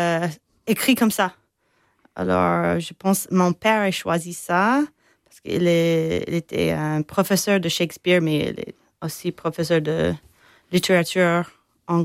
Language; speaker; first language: French; non-native, fluent; English